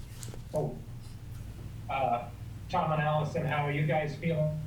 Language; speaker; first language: English; native; English